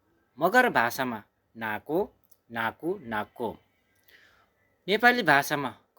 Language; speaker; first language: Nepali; non-native, local second language; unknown